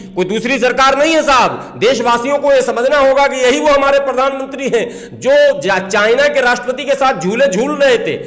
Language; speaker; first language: Hindi; native; Hindi